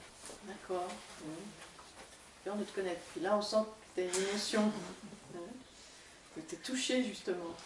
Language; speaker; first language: French; native; French